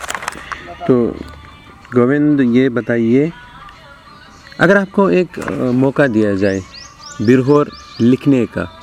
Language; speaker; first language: Hindi; native; Hindi